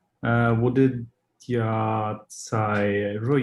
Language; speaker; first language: Chinese; non-native, learner; English